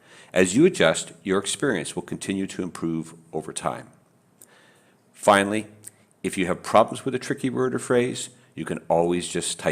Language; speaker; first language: English; native; English